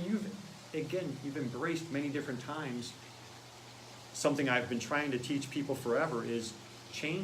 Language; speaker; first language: English; native; English